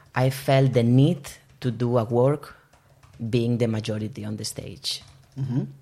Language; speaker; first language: English; non-native, fluent; Spanish